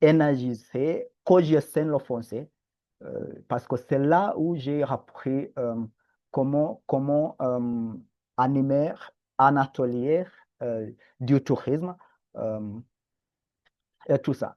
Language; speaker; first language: French; non-native, learner; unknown